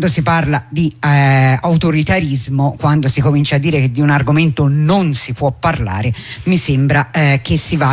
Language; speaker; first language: Italian; native; Italian